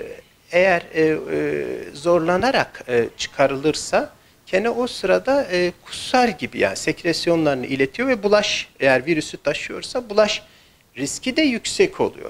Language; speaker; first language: Turkish; native; Turkish